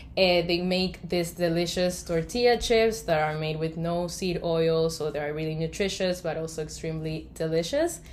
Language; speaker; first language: English; non-native, fluent; Spanish